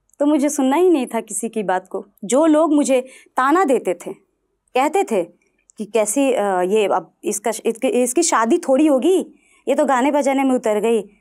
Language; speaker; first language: Hindi; non-native, local second language; Bhojpuri